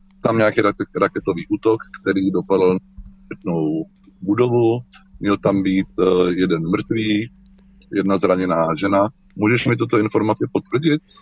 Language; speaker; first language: Czech; native; Czech